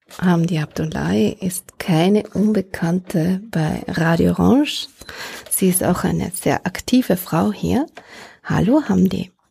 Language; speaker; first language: German; native; German